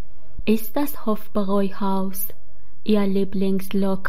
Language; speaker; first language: German; non-native, fluent; Persian